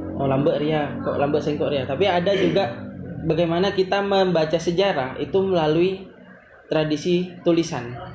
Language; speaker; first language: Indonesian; non-native, local second language; Madurese